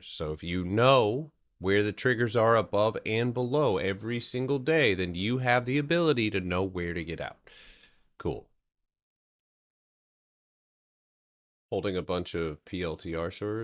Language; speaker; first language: English; native; English